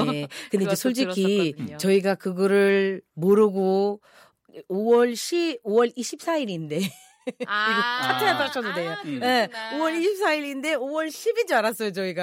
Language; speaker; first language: Korean; non-native, fluent; Filipino